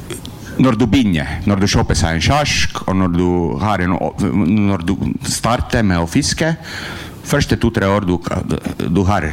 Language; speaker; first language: Norwegian; non-native, learner; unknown